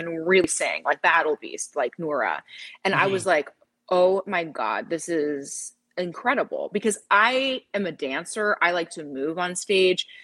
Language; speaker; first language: English; native; English